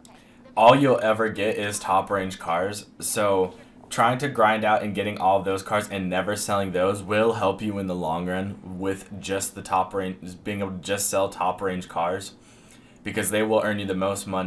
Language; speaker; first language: English; native; English